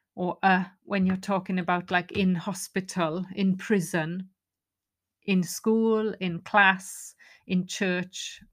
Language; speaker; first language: English; non-native, local second language; Welsh